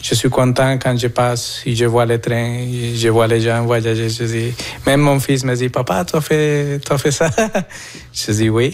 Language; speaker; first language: French; non-native, fluent; Spanish